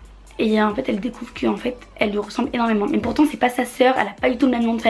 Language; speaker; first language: French; native; French